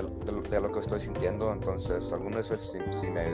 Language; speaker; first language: Spanish; early bilingual, heritage; Spanish